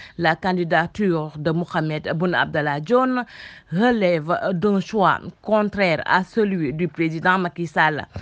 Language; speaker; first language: French; non-native, local second language; Wolof